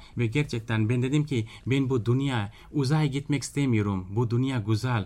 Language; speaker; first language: Turkish; non-native, fluent; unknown